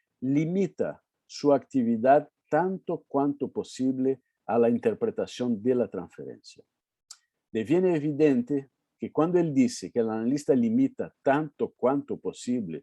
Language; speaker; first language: Spanish; non-native, fluent; Portuguese